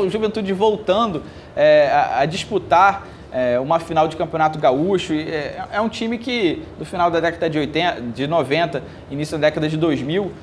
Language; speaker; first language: Portuguese; native; Portuguese